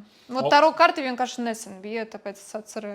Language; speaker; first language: Latvian; non-native, local second language; Russian